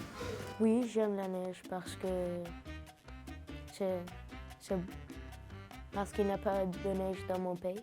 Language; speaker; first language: French; non-native, learner; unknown